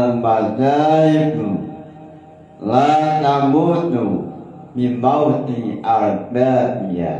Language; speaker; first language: Arabic; non-native, fluent; Indonesian